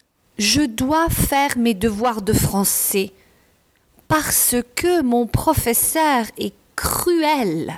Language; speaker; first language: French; non-native, fluent; English